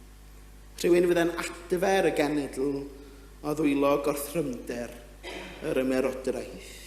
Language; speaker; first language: Welsh; native; Welsh